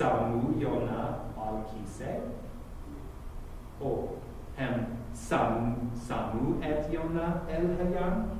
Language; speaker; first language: Hebrew; non-native, fluent; English